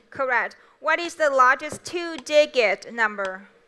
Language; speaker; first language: English; non-native, fluent; Vietnamese